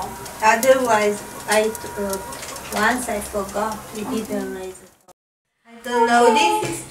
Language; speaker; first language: English; non-native, fluent; Italian